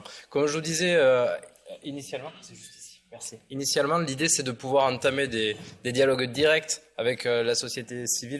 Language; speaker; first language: French; native; French